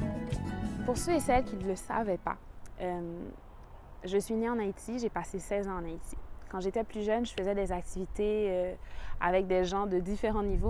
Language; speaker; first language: French; native; French